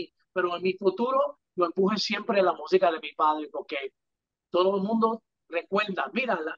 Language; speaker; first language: Spanish; early bilingual, heritage; English